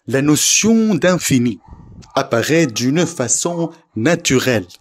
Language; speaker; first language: French; non-native, local second language; Arabic